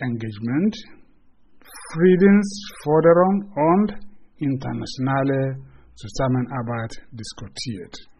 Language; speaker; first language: German; non-native, fluent; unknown